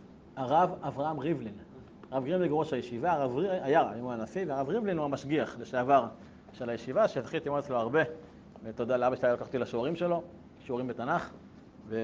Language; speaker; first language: Hebrew; native; Hebrew